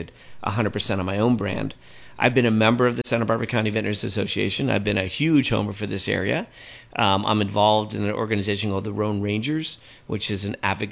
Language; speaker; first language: English; native; English